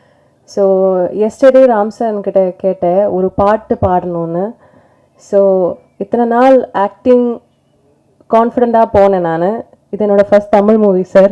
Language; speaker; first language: Tamil; non-native, learner; Malayalam